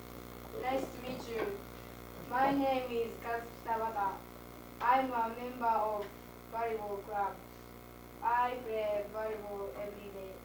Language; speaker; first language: English; non-native, learner; Japanese